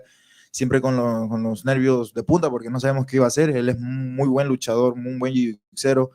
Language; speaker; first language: Spanish; native; Spanish